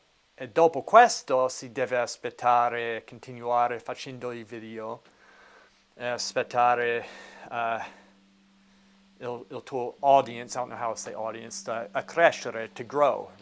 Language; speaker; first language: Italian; non-native, learner; English